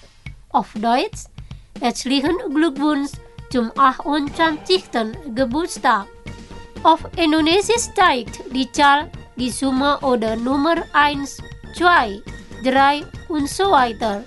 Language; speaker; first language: German; non-native, fluent; Indonesian